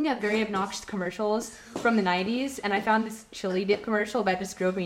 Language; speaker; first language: English; native; English